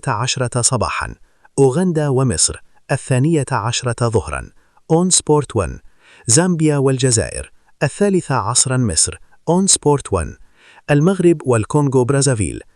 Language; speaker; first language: Arabic; native; Arabic